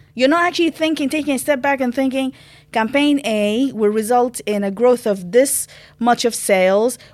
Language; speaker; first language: English; non-native, fluent; Arabic